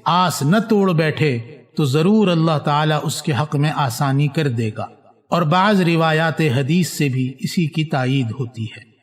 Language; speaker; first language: Urdu; native; Urdu